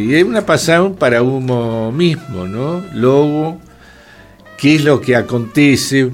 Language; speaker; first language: Portuguese; non-native, fluent; Spanish